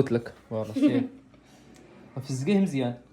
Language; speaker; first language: Arabic; native; Arabic